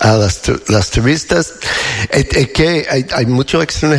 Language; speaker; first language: Spanish; non-native, learner; English